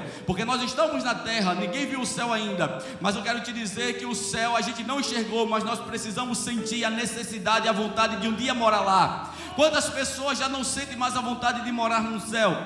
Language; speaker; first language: Portuguese; native; Portuguese